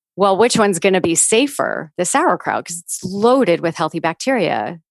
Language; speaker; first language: English; native; English